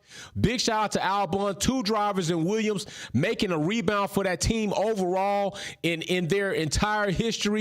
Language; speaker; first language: English; native; English